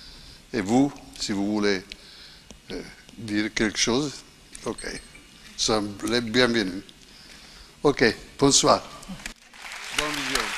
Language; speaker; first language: French; non-native, fluent; Italian